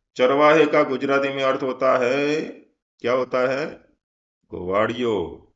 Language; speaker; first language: Hindi; non-native, local second language; Gujarati